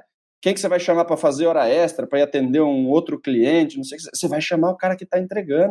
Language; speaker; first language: Portuguese; native; Portuguese